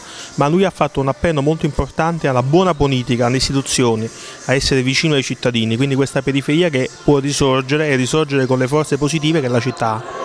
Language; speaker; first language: Italian; native; Italian